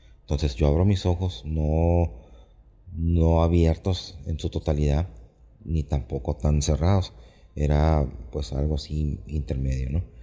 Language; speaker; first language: Spanish; native; Spanish